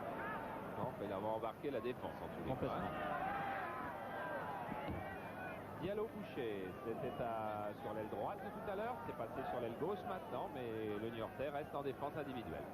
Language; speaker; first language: French; native; French